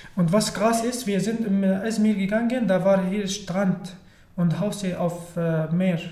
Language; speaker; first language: German; non-native, learner; Arabic